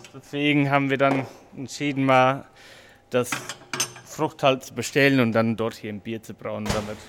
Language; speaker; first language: German; non-native, fluent; English